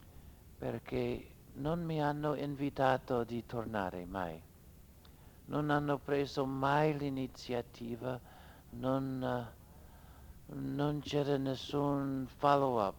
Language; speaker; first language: Italian; non-native, fluent; English